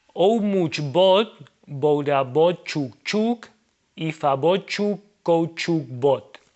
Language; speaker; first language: English; non-native, fluent; Catalan